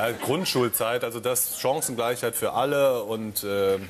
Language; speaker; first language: German; native; German